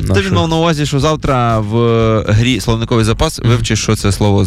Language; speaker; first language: Ukrainian; native; Ukrainian